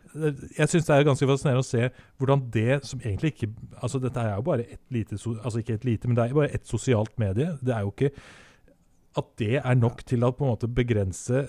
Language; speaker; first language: Norwegian; native; Norwegian